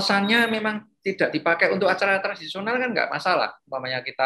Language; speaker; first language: Indonesian; native; Indonesian